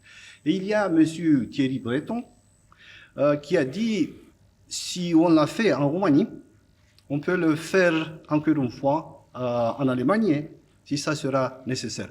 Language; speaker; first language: French; non-native, fluent; Romanian